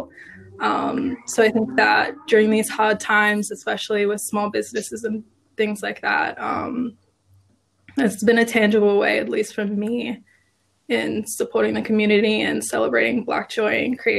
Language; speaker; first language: English; native; English